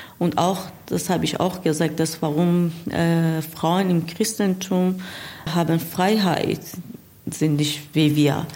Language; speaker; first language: German; non-native, learner; Persian